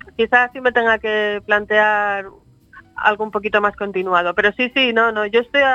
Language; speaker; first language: Spanish; native; Spanish